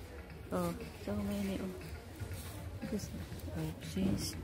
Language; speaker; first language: English; non-native, learner; Filipino